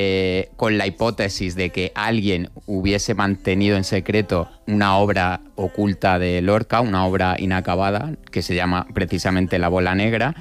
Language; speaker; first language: Spanish; native; Spanish